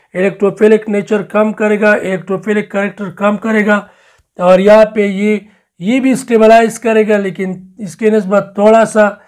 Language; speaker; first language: Urdu; non-native, local second language; Pashto